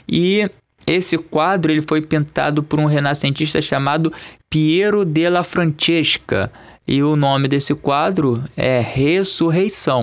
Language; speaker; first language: Portuguese; native; Portuguese